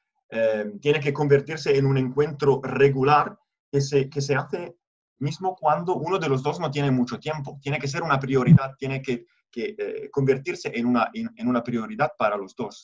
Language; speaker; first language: Spanish; non-native, fluent; Italian